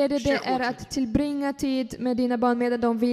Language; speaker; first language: Swedish; non-native, fluent; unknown